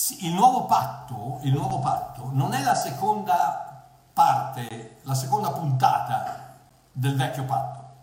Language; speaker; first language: Italian; early bilingual, heritage; Italian